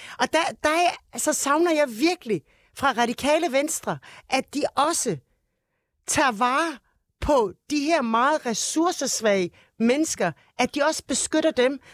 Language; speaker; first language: Danish; early bilingual, other home language; Turkish